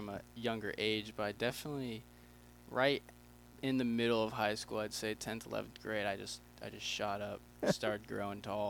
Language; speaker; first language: English; native; English